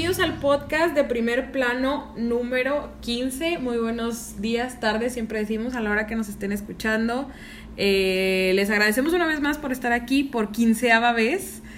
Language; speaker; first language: Spanish; native; Spanish